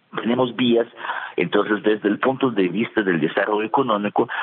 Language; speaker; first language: Spanish; non-native, fluent; Russian